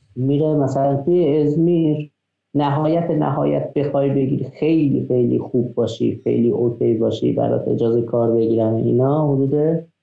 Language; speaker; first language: Persian; non-native, local second language; Azerbaijani